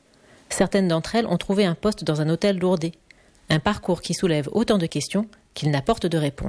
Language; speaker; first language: French; native; French